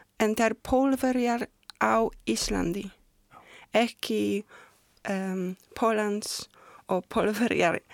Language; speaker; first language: Icelandic; non-native, learner; Polish